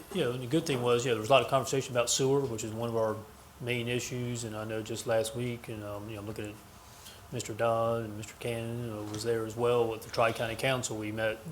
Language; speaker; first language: English; native; English